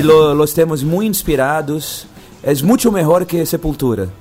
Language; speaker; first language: Spanish; non-native, fluent; Portuguese